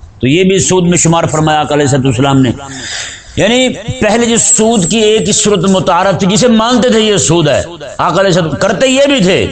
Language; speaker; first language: Urdu; native; Urdu